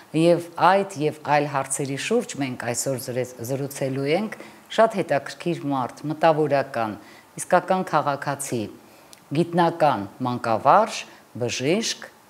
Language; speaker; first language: Armenian; native; Armenian